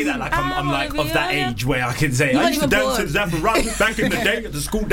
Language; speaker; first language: English; native; English